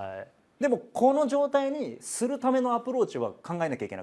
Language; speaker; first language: Japanese; native; Japanese